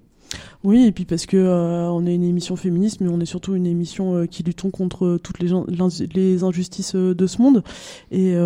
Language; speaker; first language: French; native; French